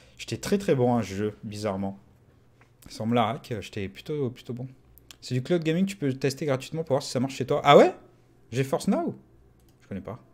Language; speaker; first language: French; native; French